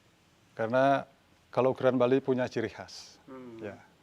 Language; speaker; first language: Indonesian; non-native, local second language; Balinese